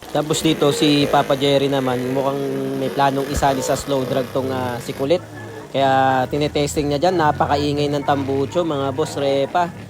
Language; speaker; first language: Filipino; native; Filipino